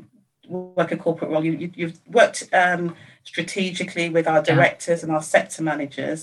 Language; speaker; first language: English; native; English